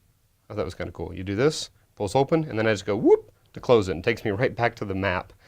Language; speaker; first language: English; native; English